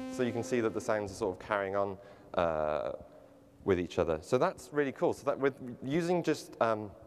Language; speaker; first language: English; native; English